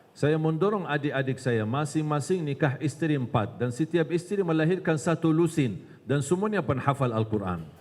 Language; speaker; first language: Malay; non-native, fluent; Arabic